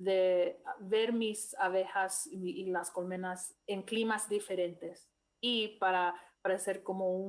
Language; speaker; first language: Spanish; non-native, fluent; English